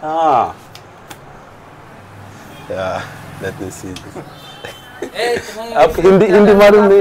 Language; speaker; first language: Hindi; non-native, learner; Arabic